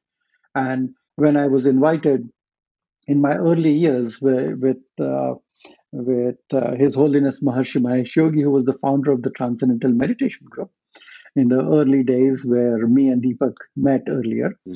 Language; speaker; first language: English; non-native, local second language; Marathi